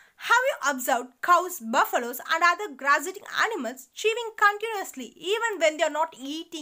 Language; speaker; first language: English; non-native, local second language; Tamil